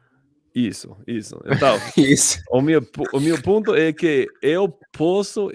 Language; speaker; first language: Portuguese; non-native, learner; English